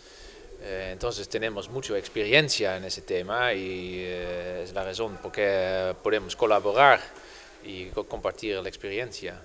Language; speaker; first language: Spanish; non-native, learner; Dutch